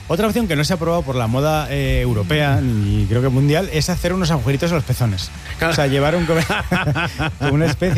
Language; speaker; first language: Spanish; native; Spanish